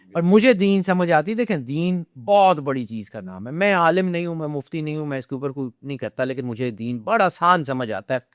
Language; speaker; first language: Urdu; non-native, local second language; Punjabi